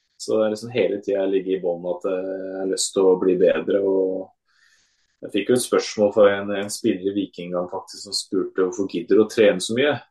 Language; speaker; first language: Norwegian; native; Norwegian